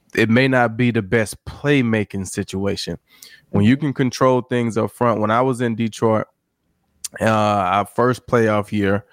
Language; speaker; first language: English; native; English